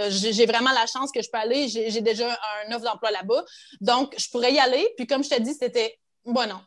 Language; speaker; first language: French; native; French